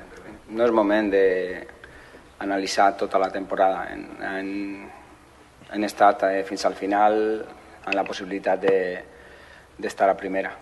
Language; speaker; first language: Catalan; non-native, fluent; Spanish